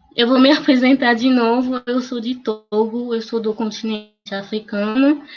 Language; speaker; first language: Portuguese; non-native, fluent; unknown